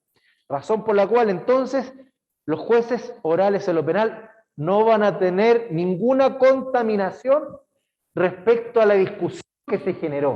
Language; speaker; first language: Spanish; native; Spanish